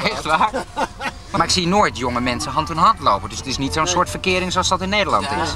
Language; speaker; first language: Dutch; early bilingual, other home language; Arabic